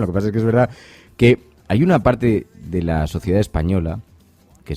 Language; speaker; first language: Spanish; native; Spanish